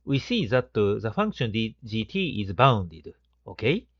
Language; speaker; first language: English; non-native, fluent; Japanese